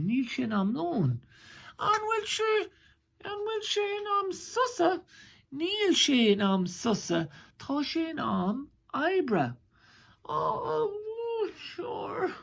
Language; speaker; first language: Irish; non-native, local second language; English